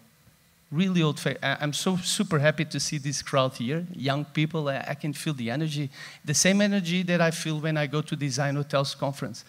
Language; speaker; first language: English; non-native, fluent; Portuguese